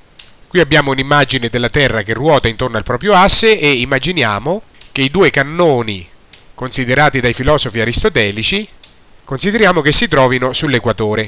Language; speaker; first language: Italian; native; Italian